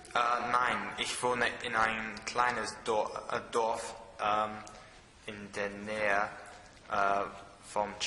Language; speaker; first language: German; non-native, learner; English